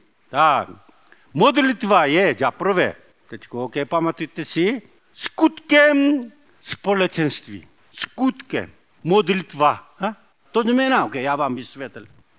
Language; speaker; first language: Czech; non-native, learner; Korean